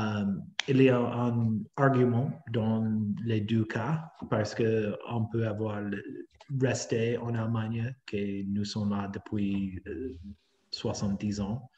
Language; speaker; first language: French; non-native, fluent; English